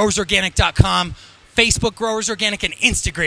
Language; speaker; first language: English; native; English